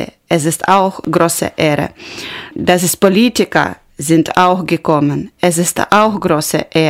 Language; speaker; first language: German; non-native, learner; Ukrainian